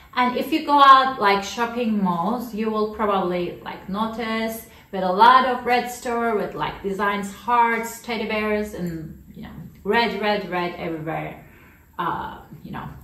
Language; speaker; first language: English; non-native, fluent; Turkish